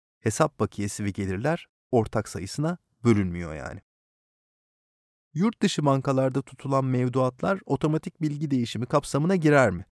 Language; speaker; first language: Turkish; native; Turkish